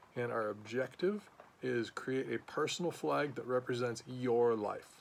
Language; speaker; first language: English; native; English